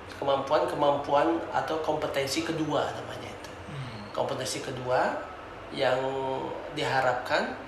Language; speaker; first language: Indonesian; native; Indonesian